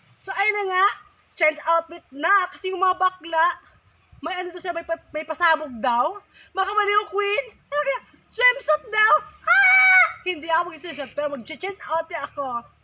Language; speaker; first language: Filipino; non-native, local second language; Hiligaynon